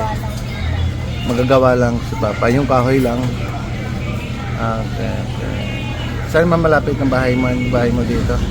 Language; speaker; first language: Filipino; non-native, local second language; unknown